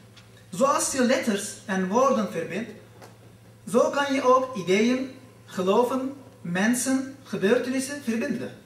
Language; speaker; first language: Dutch; non-native, fluent; Turkish